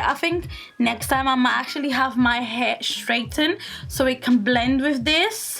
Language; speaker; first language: English; native; English